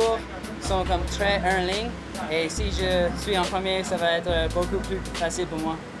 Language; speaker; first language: French; non-native, learner; English